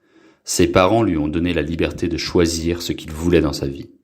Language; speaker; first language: French; non-native, local second language; Haitian Creole